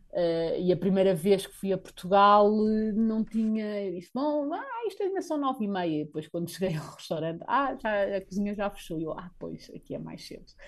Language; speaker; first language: Portuguese; native; Portuguese